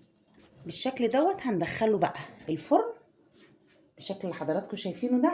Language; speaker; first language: Arabic; native; Arabic